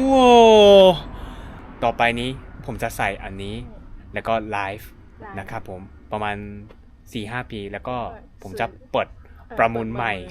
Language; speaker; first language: Thai; non-native, fluent; Korean